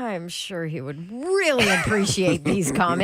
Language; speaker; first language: English; native; English